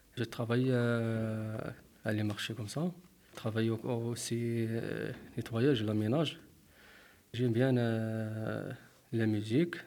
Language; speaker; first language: French; non-native, learner; Arabic